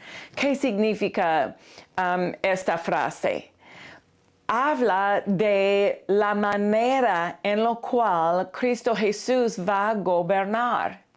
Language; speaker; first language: Spanish; non-native, fluent; English